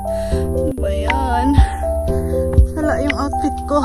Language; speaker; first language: Filipino; non-native, local second language; Bikol